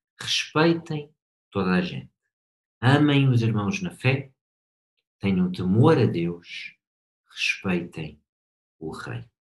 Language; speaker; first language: Portuguese; non-native, fluent; English